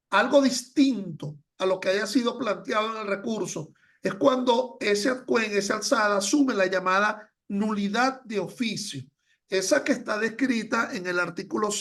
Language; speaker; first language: Spanish; native; Spanish